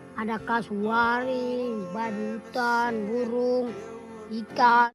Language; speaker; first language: Indonesian; native; Indonesian